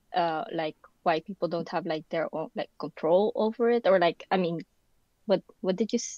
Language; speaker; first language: English; non-native, fluent; Dutch